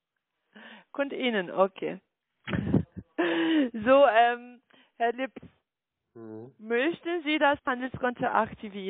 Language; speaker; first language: German; non-native, learner; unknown